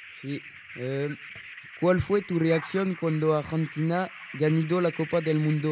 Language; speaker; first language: Spanish; non-native, learner; French